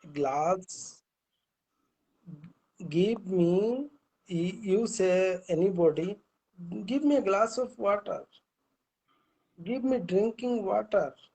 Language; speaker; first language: English; non-native, learner; Bangla